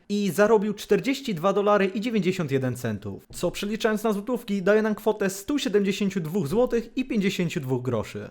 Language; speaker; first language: Polish; native; Polish